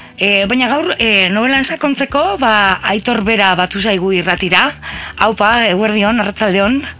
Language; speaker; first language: Basque; native; Basque